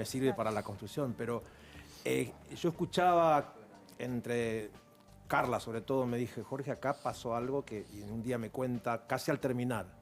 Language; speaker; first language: Spanish; native; Spanish